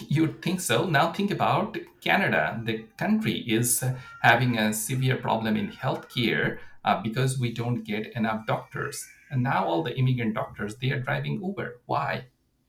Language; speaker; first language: English; non-native, local second language; Bangla